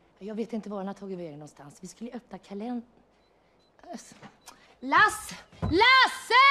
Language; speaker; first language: Swedish; native; Swedish